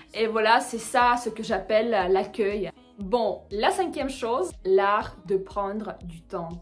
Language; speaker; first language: French; non-native, fluent; Russian